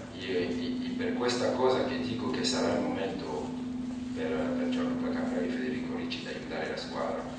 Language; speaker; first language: Italian; non-native, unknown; French